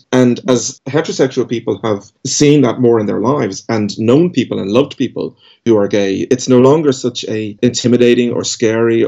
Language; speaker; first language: English; native; English